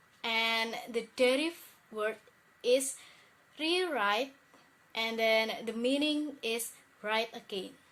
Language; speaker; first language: English; non-native, learner; Indonesian